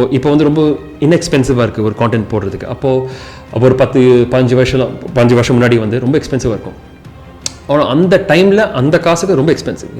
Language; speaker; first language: Tamil; early bilingual, heritage; Tamil